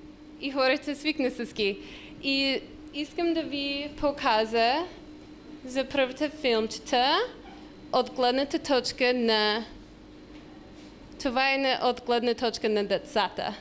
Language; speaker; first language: Bulgarian; non-native, learner; English